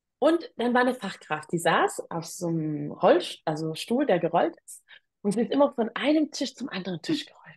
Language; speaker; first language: German; early bilingual, other home language; Tigrinya